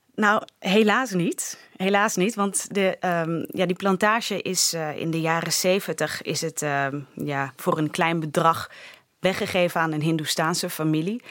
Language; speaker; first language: Dutch; native; Dutch